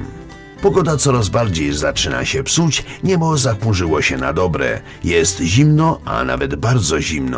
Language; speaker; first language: Polish; native; Polish